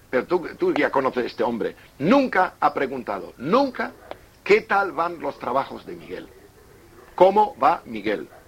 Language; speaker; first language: Spanish; non-native, fluent; German